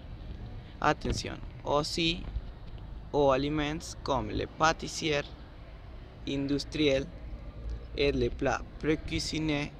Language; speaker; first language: French; non-native, learner; Spanish